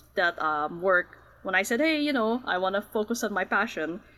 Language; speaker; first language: English; non-native, local second language; Filipino